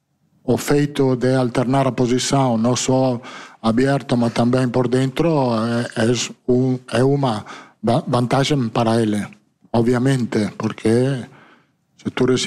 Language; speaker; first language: Portuguese; non-native, fluent; Italian